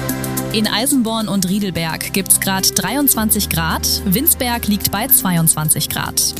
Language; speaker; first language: German; native; German